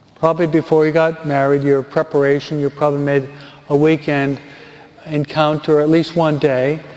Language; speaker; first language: English; native; English